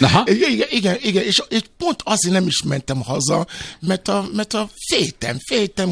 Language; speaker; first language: Hungarian; non-native, learner; Yoruba